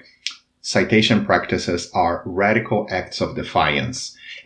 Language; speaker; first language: English; non-native, fluent; Portuguese